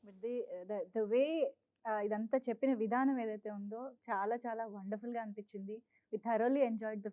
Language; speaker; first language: Telugu; native; Telugu